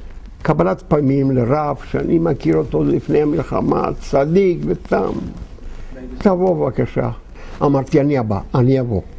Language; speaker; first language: Hebrew; non-native, fluent; Yiddish